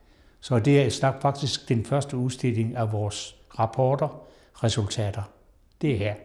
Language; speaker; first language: Danish; non-native, local second language; Kalaallisut